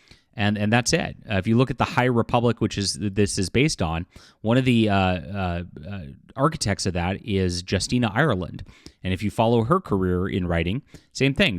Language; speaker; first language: English; native; English